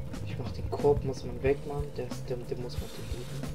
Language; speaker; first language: German; native; German